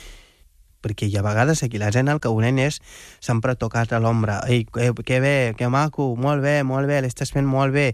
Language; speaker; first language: Catalan; non-native, fluent; Wolof